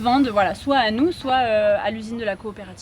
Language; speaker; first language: French; native; French